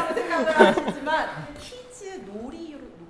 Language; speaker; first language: Korean; native; Korean